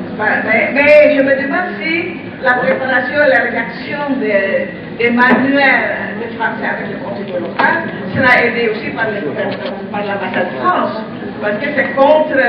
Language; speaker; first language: French; non-native, fluent; Indonesian